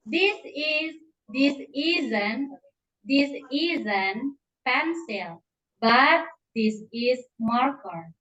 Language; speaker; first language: English; non-native, learner; Indonesian